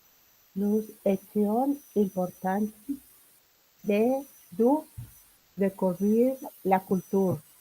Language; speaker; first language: French; non-native, learner; Spanish